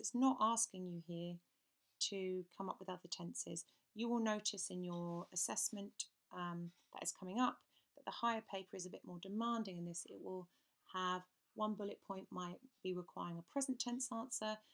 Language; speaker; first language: English; native; English